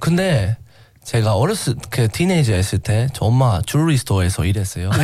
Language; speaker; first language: Korean; non-native, learner; English